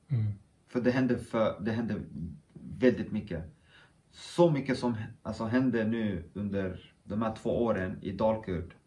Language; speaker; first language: Swedish; early bilingual, other home language; Kurdish